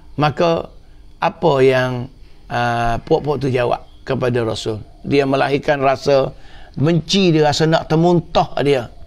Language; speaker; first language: Malay; native; Malay